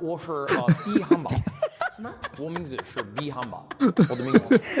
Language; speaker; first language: Chinese; non-native, learner; English